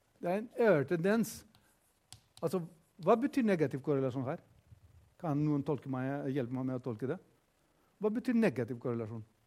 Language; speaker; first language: Norwegian; non-native, fluent; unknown